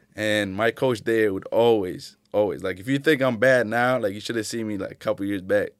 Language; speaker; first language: English; early bilingual, other home language; Arabic